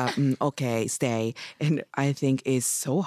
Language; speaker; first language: English; non-native, learner; Japanese